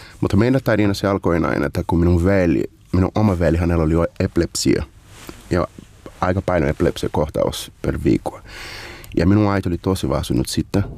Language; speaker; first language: Finnish; non-native, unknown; Portuguese